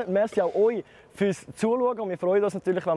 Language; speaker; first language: German; native; German